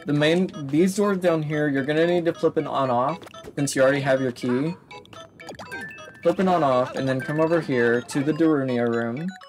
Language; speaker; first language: English; native; English